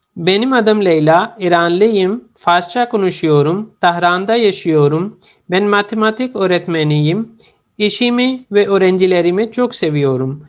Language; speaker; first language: Turkish; non-native, fluent; Urdu